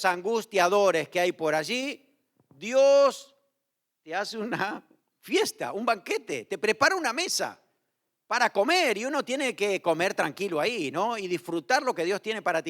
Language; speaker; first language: Spanish; native; Spanish